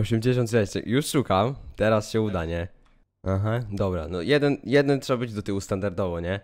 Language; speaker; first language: Polish; native; Polish